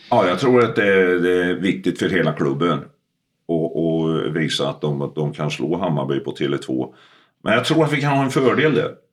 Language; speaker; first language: Swedish; early bilingual, other home language; Finnish